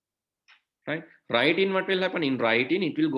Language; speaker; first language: English; non-native, local second language; Sinhala